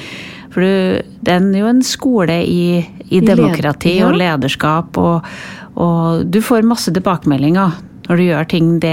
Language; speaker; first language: Norwegian; native; Norwegian